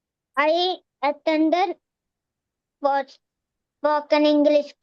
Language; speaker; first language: English; non-native, learner; Malayalam